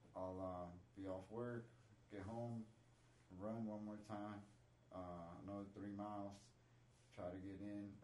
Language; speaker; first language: English; non-native, fluent; Spanish